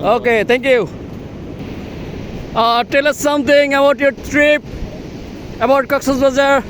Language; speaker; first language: English; non-native, learner; Bangla